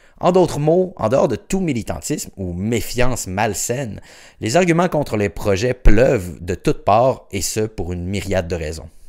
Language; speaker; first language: French; native; French